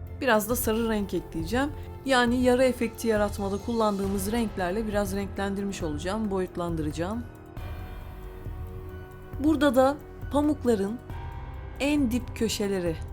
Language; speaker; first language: Turkish; native; Turkish